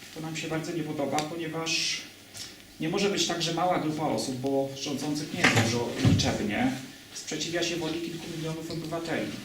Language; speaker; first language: Polish; native; Polish